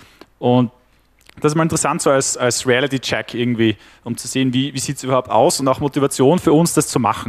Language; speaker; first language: German; native; German